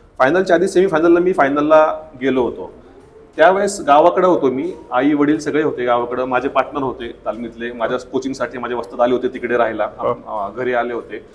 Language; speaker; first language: Marathi; native; Marathi